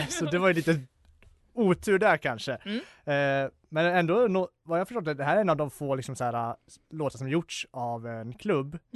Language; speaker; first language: Swedish; native; Swedish